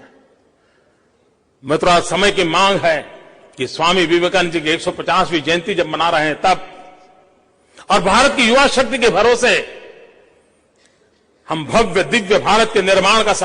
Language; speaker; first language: Hindi; non-native, local second language; Gujarati